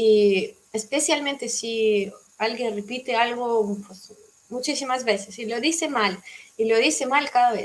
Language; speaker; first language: Spanish; non-native, fluent; Russian